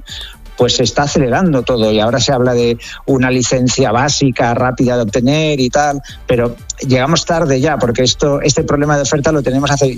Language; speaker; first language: Spanish; native; Spanish